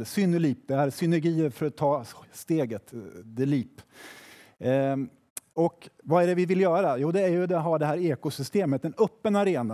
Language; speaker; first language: Swedish; native; Swedish